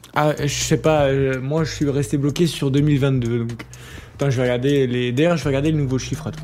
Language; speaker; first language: French; native; French